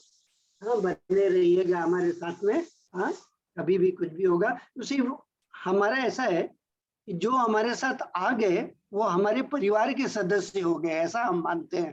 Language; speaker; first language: Hindi; native; Hindi